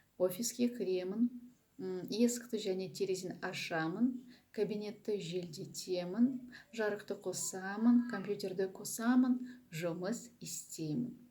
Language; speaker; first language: Kazakh; non-native, local second language; Russian